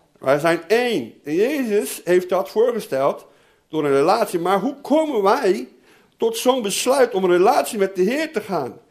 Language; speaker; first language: Dutch; non-native, fluent; Portuguese